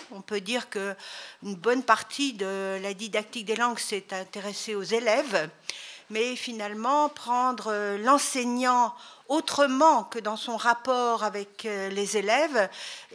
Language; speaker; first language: French; native; French